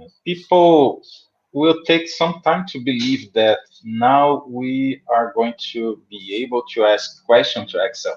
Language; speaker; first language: English; non-native, fluent; Portuguese